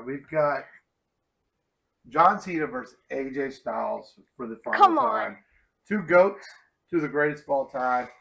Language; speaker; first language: English; native; English